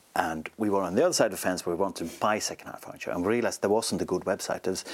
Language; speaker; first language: English; non-native, fluent; Swedish